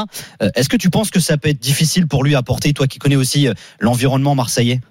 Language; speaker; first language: French; native; French